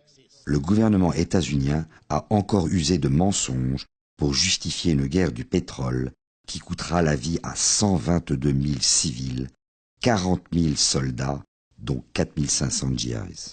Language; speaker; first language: French; native; French